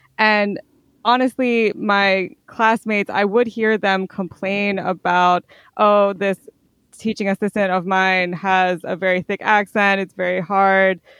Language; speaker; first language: English; native; English